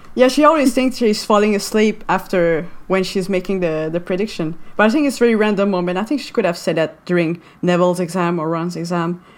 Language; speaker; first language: English; non-native, fluent; French